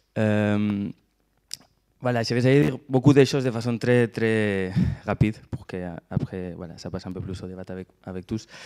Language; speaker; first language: French; non-native, fluent; Catalan